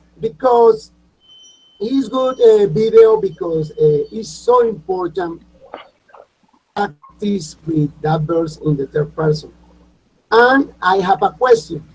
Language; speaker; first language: English; non-native, learner; Spanish